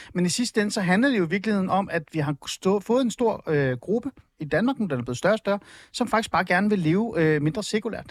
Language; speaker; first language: Danish; early bilingual, other home language; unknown